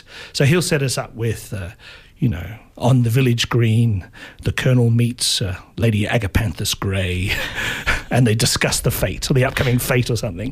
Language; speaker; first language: English; native; English